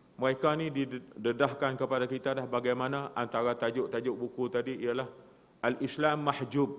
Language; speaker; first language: Malay; native; Malay